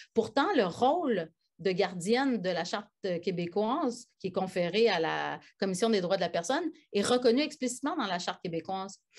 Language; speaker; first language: French; native; French